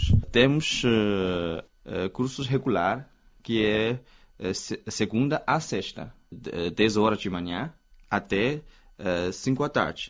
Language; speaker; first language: Portuguese; non-native, fluent; Chinese